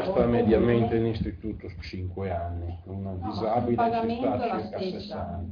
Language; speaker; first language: Italian; native; Italian